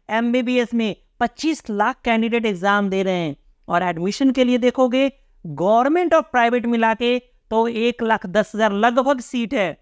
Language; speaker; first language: Hindi; native; Hindi